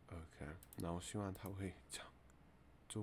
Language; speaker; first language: Chinese; non-native, fluent; English